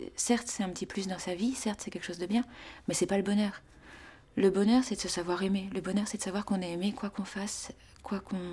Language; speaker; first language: French; native; French